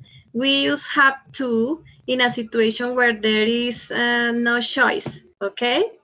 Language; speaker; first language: English; non-native, fluent; Spanish